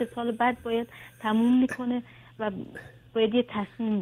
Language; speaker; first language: Persian; native; Persian